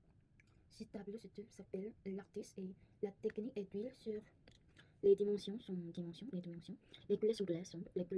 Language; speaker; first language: French; non-native, learner; Korean